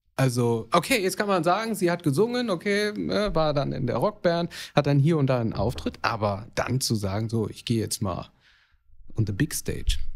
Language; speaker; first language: German; early bilingual, other home language; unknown